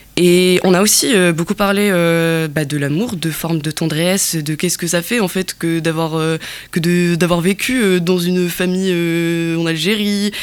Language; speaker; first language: French; non-native, local second language; Kabyle